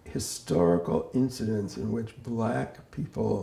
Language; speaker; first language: English; native; English